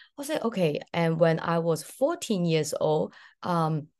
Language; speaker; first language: English; early bilingual, other home language; Cantonese